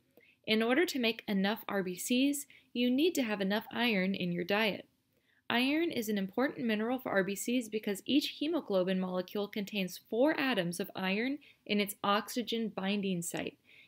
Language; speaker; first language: English; native; English